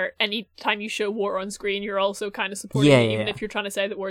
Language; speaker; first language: English; native; English